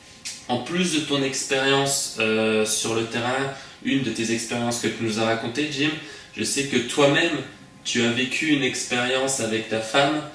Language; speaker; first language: French; native; French